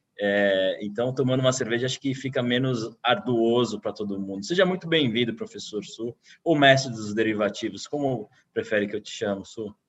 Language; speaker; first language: Portuguese; native; Portuguese